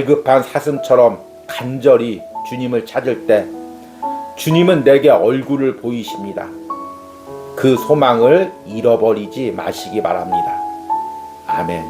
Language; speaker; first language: Korean; native; Korean